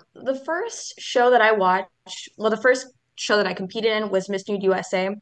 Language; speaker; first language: English; native; English